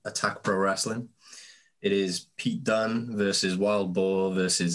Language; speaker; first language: English; native; English